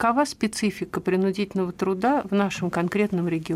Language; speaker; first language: Russian; native; Russian